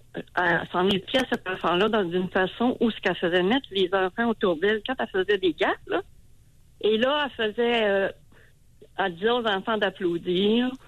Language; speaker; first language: French; native; French